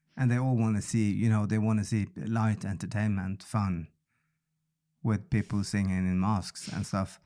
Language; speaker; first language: English; non-native, fluent; Norwegian